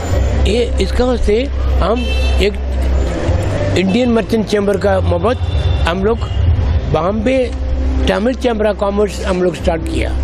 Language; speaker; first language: Hindi; non-native, local second language; Tamil